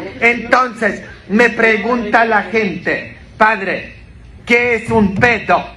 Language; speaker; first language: Spanish; non-native, fluent; Polish